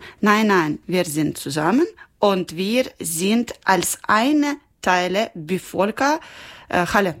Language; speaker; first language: German; non-native, learner; Ukrainian